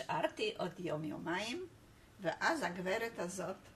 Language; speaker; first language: Hebrew; non-native, fluent; Polish